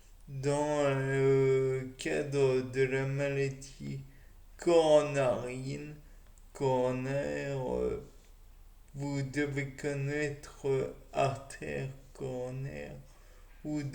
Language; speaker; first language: French; native; French